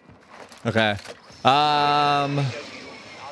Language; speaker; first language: English; native; English